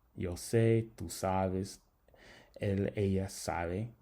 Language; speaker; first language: Spanish; non-native, learner; English